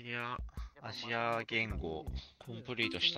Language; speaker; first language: Japanese; non-native, fluent; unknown